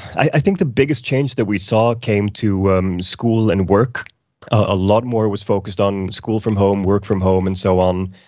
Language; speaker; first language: English; non-native, fluent; Icelandic